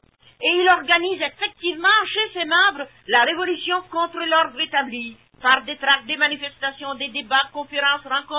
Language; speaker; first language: French; native; French